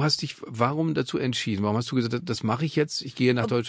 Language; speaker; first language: German; native; German